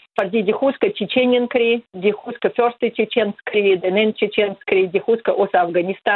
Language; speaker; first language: Danish; non-native, fluent; Russian